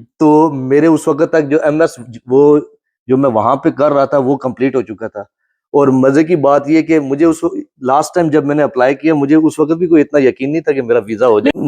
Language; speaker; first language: Urdu; non-native, local second language; Pahari-Potwari